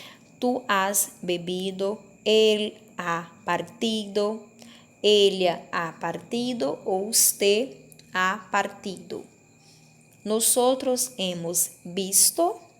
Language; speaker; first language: Spanish; non-native, fluent; Portuguese